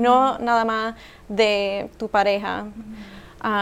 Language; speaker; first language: Spanish; early bilingual, heritage; English